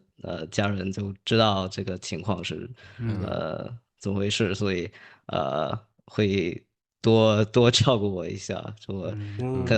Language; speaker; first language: Chinese; early bilingual, heritage; English